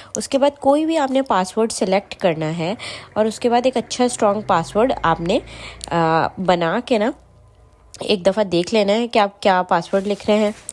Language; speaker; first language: Urdu; non-native, local second language; Punjabi